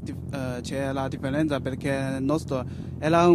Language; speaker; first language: Italian; non-native, learner; Chinese